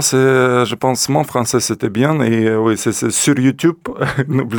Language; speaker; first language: French; non-native, learner; Russian